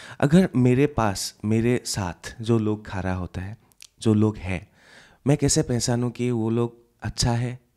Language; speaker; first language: Hindi; non-native, local second language; Assamese